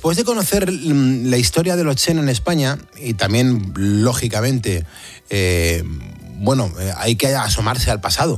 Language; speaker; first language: Spanish; native; Spanish